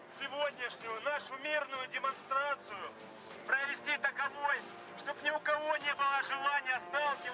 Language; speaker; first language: Russian; native; Russian